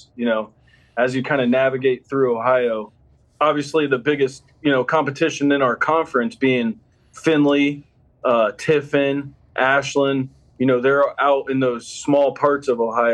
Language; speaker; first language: English; native; English